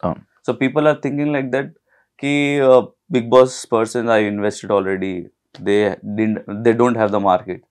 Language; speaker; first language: Telugu; non-native, local second language; Hindi